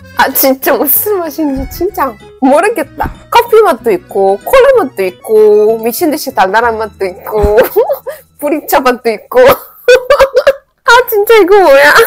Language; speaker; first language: Korean; non-native, fluent; Arabic